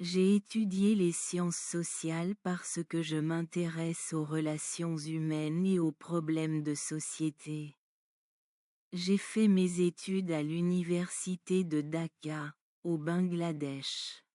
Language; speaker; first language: French; non-native, learner; Bangla